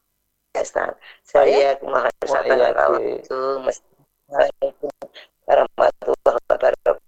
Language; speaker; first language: Arabic; non-native, learner; Indonesian